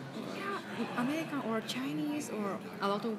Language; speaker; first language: English; non-native, learner; Japanese